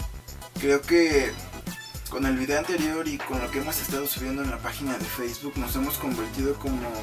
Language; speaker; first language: Spanish; native; Spanish